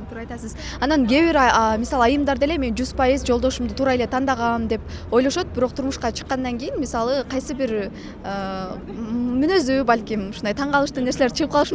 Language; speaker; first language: Kyrgyz; native; Kyrgyz